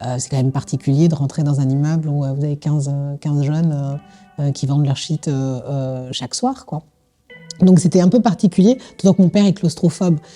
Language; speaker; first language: French; native; French